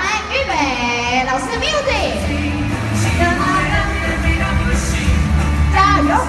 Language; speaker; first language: Chinese; native; Chinese